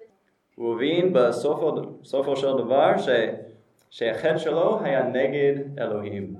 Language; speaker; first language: Hebrew; non-native, fluent; English